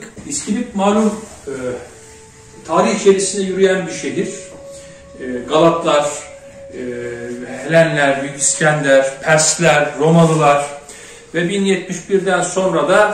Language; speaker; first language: Turkish; native; Turkish